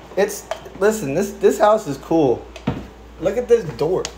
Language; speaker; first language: English; native; English